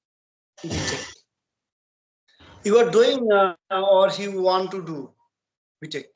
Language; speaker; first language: English; non-native, learner; Bangla